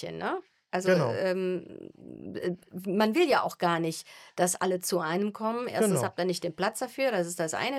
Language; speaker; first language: German; native; German